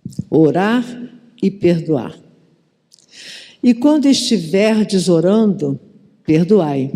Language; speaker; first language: Portuguese; native; Portuguese